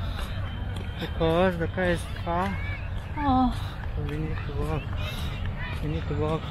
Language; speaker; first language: English; non-native, learner; Korean